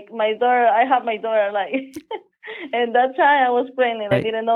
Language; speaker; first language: English; non-native, learner; Spanish